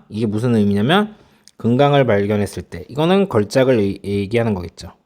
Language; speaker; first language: Korean; native; Korean